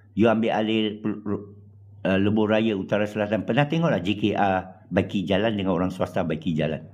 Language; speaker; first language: Malay; non-native, local second language; English